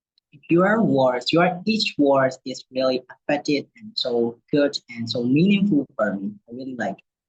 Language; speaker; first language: English; non-native, learner; Burmese